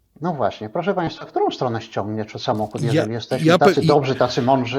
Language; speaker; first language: Polish; native; Polish